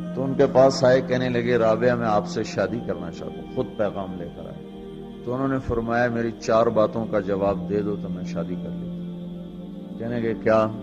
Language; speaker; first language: Urdu; non-native, local second language; Punjabi